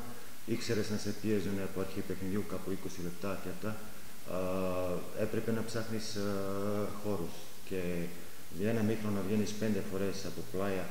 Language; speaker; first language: Greek; non-native, fluent; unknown